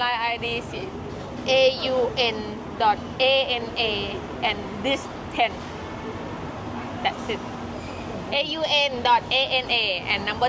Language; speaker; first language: English; non-native, learner; Thai